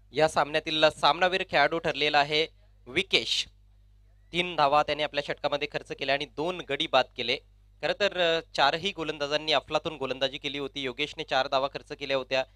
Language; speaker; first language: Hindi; non-native, local second language; Marathi